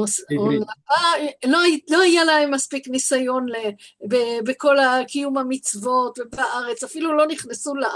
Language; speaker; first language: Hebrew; non-native, fluent; French